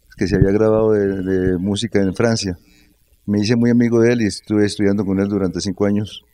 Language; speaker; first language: Spanish; native; Spanish